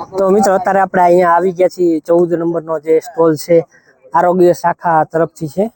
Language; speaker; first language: Gujarati; native; Gujarati